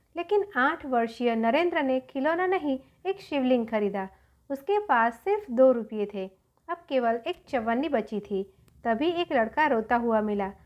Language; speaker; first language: Hindi; non-native, local second language; Gujarati